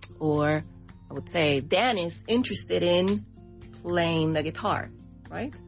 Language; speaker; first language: English; non-native, fluent; Spanish